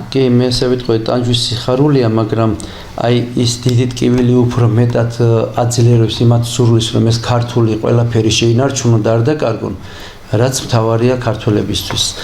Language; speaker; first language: Georgian; native; Georgian